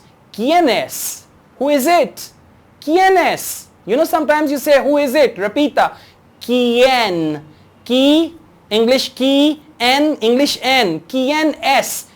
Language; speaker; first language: Spanish; non-native, learner; Urdu